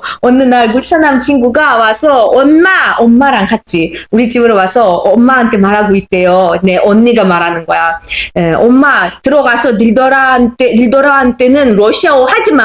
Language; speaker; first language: Korean; non-native, fluent; Uzbek